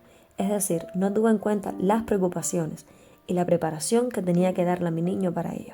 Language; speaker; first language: Spanish; native; Spanish